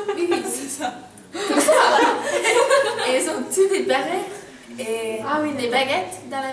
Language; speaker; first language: French; non-native, learner; English